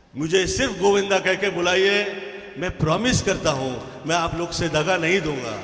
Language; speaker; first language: Hindi; non-native, local second language; Marathi